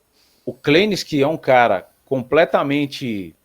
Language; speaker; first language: Portuguese; native; Portuguese